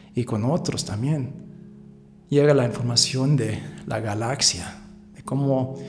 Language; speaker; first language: Spanish; early bilingual, heritage; Spanish